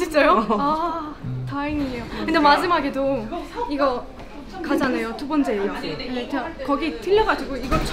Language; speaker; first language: Korean; non-native, fluent; Russian